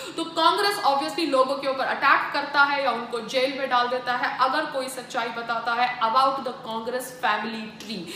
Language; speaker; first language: Hindi; native; Hindi